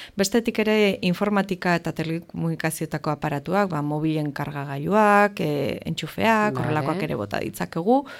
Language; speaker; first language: Basque; native; Basque